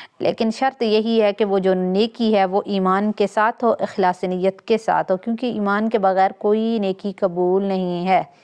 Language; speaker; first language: Urdu; non-native, local second language; Punjabi